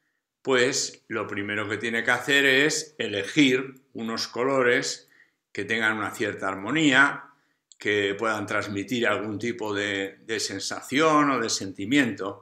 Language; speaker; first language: Spanish; native; Spanish